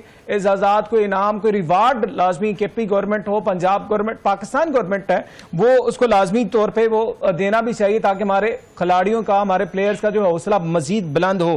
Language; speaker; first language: Urdu; native; Urdu